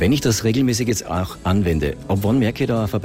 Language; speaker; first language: German; native; German